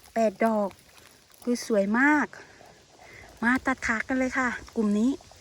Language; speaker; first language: Thai; native; Thai